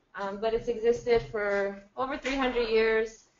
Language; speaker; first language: English; native; English